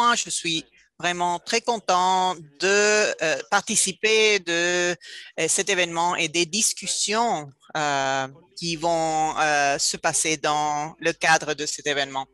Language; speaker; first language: French; non-native, fluent; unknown